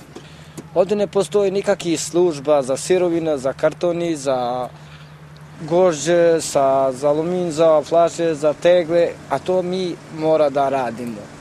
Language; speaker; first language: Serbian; non-native, local second language; Romany